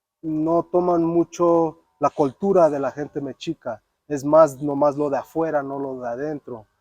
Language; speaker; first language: Spanish; early bilingual, other home language; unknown